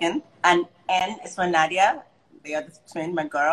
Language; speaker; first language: English; non-native, local second language; Igbo